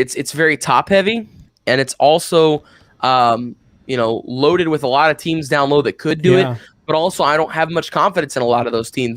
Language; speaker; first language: English; native; English